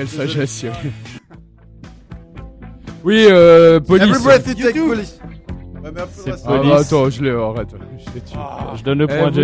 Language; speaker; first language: French; native; French